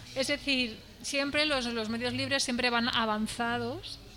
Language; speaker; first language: Spanish; non-native, local second language; Catalan